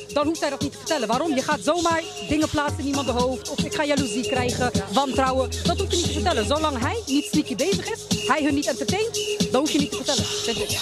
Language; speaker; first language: Dutch; early bilingual, other home language; Albanian